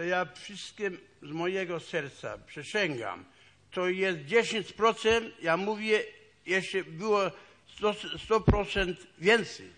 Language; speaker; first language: Polish; non-native, local second language; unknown